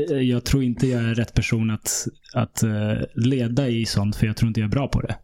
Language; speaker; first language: Swedish; early bilingual, other home language; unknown